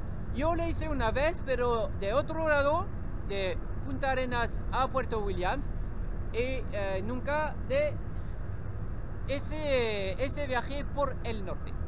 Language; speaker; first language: Spanish; non-native, learner; French